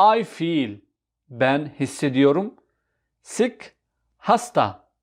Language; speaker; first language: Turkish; non-native, fluent; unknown